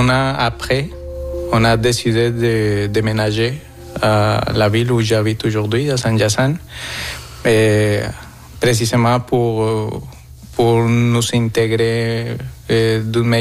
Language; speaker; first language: French; non-native, fluent; Spanish